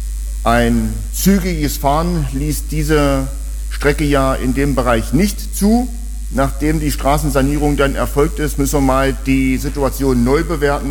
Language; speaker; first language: German; native; German